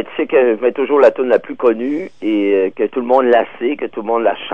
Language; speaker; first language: French; native; French